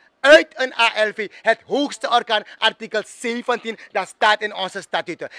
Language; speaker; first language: Dutch; native; Dutch